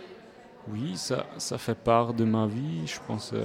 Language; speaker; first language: French; non-native, local second language; Swiss German